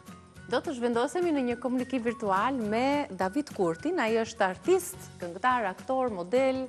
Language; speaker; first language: Albanian; native; Albanian